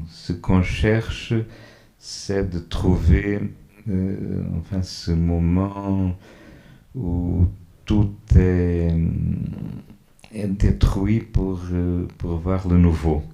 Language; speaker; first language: French; non-native, fluent; Portuguese